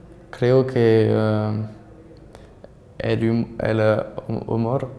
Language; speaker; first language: Spanish; non-native, learner; French